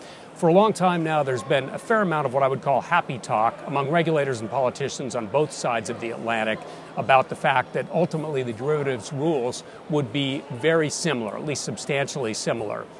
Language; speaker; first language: English; native; English